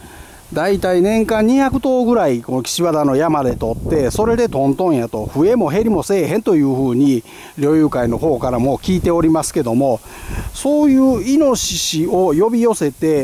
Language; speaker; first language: Japanese; native; Japanese